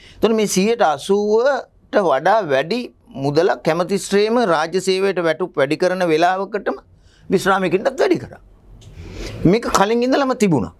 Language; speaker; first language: Sinhala; native; Sinhala